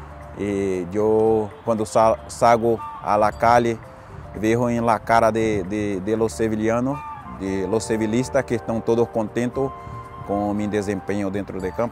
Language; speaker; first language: Spanish; non-native, fluent; Portuguese